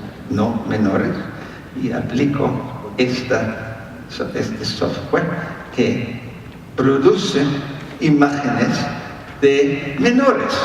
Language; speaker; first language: Spanish; non-native, fluent; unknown